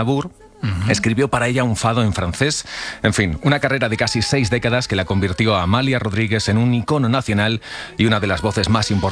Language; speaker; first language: Spanish; native; Spanish